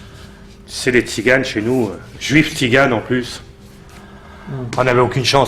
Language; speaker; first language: French; native; French